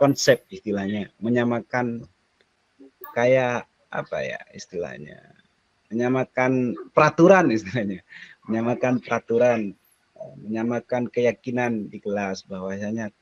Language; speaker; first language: Indonesian; non-native, local second language; Javanese